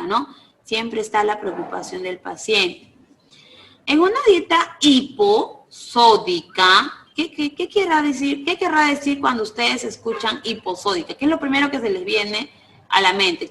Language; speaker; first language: Spanish; native; Spanish